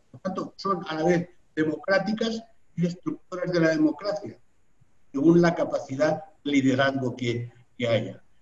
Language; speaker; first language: Spanish; native; Spanish